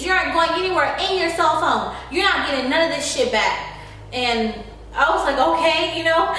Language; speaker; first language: English; native; English